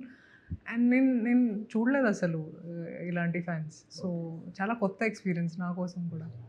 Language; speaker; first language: Telugu; non-native, fluent; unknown